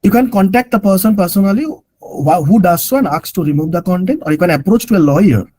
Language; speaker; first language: English; non-native, local second language; Bangla